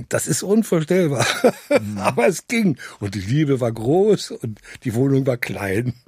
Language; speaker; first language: German; native; German